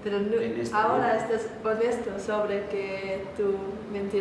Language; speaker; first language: Spanish; non-native, learner; Dutch